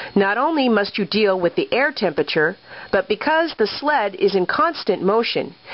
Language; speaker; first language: English; native; English